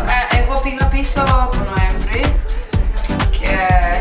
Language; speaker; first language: Greek; non-native, learner; English